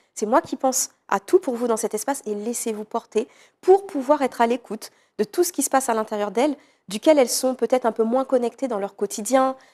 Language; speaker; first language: French; native; French